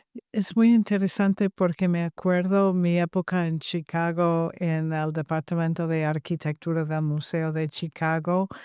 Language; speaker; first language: Spanish; non-native, fluent; English